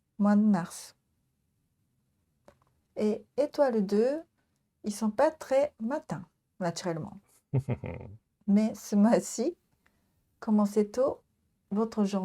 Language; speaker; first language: French; non-native, learner; Japanese